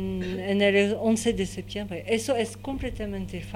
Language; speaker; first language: Spanish; non-native, learner; French